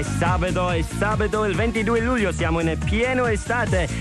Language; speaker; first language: Italian; non-native, fluent; English